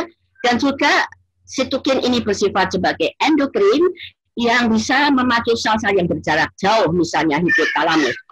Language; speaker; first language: Indonesian; native; Indonesian